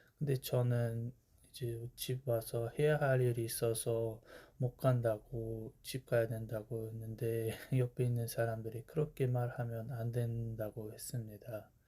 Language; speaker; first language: Korean; non-native, fluent; Uzbek